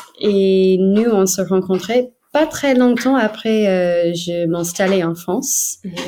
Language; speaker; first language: French; non-native, fluent; English